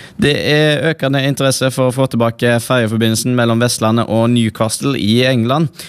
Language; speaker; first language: Norwegian; native; Norwegian